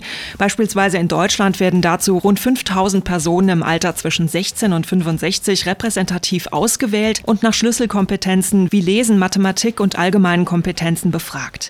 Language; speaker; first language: German; native; German